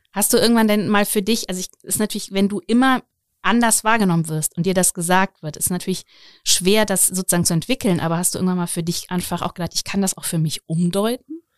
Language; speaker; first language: German; native; German